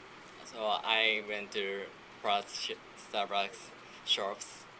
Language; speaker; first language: English; non-native, learner; Japanese